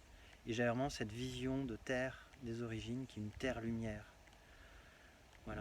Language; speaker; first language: French; native; French